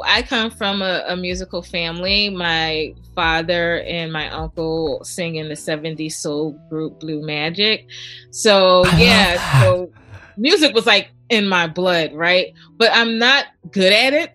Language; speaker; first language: English; native; English